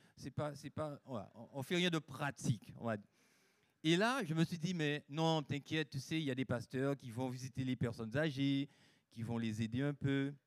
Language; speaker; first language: French; native; French